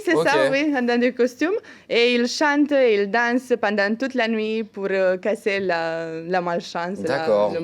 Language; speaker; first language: French; non-native, fluent; Romanian